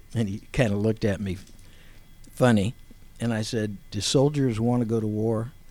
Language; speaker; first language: English; native; English